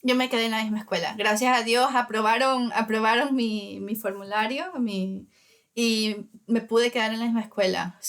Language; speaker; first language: Spanish; early bilingual, heritage; Spanish